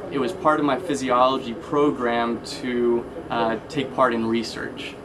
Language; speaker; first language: English; native; English